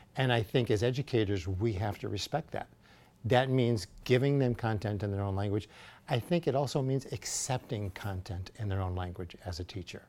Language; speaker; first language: English; native; English